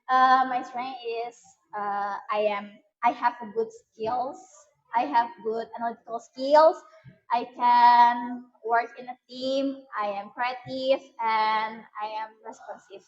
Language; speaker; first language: English; non-native, learner; Indonesian